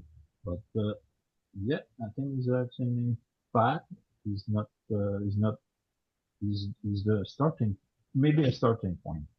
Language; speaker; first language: English; non-native, learner; French